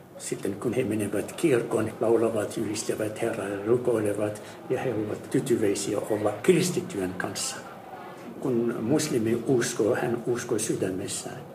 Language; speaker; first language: Finnish; non-native, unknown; Arabic